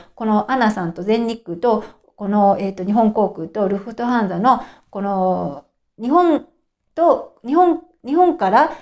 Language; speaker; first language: Japanese; native; Japanese